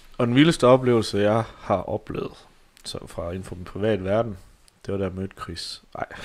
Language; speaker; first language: Danish; early bilingual, other home language; Slovak